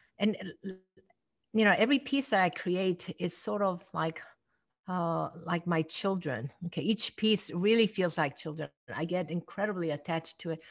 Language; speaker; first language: English; non-native, fluent; Korean